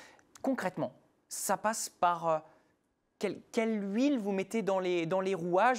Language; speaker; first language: French; native; French